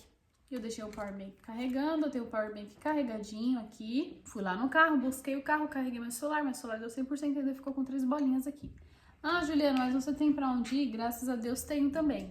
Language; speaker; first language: Portuguese; native; Portuguese